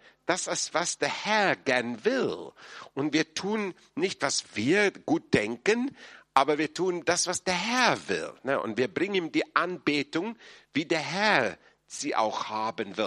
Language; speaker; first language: German; non-native, fluent; English